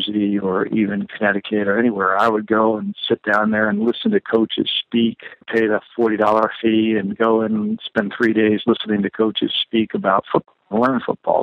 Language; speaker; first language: English; native; English